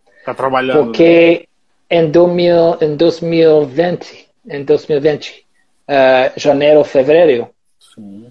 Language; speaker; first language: Portuguese; non-native, learner; English